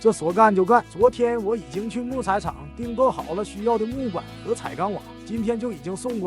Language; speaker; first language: Chinese; native; Chinese